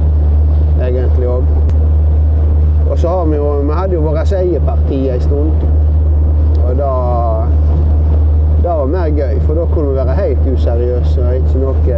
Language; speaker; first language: Norwegian; native; Norwegian